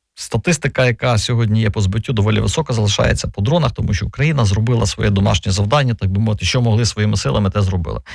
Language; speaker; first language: Ukrainian; native; Ukrainian